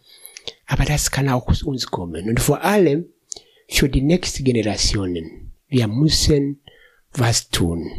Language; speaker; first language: German; non-native, fluent; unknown